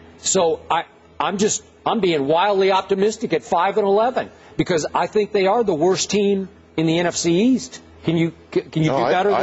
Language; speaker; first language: English; native; English